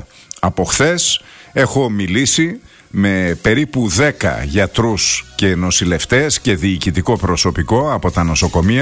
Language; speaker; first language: Greek; native; Greek